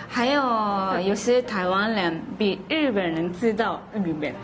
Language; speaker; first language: Chinese; non-native, fluent; Japanese